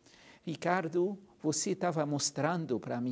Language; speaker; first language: Portuguese; non-native, fluent; Arabic